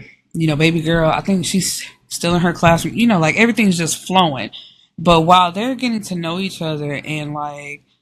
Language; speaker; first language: English; native; English